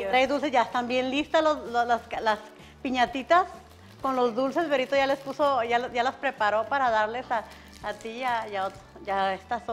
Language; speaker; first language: Spanish; native; Spanish